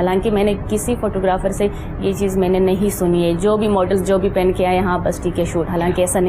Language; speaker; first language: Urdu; non-native, local second language; Pashto